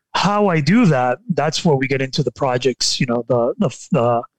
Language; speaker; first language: English; non-native, fluent; Spanish